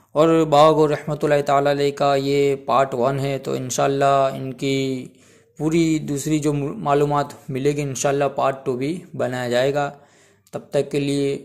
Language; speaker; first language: Urdu; non-native, local second language; Gujarati